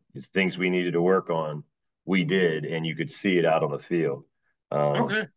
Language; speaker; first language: English; native; English